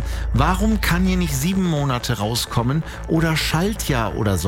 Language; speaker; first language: German; native; German